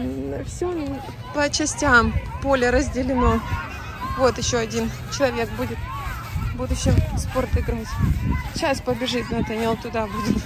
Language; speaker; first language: Russian; native; Russian